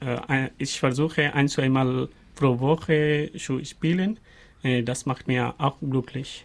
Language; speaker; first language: German; non-native, learner; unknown